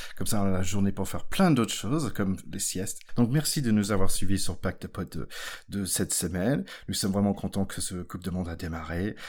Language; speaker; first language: French; non-native, fluent; English